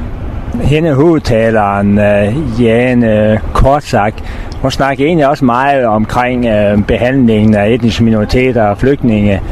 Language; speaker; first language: Danish; native; Danish